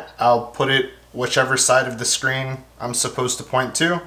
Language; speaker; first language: English; native; English